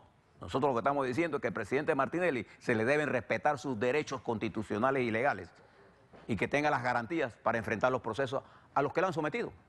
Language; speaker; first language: Spanish; native; Spanish